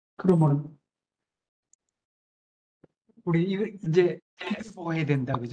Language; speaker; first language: Korean; native; Korean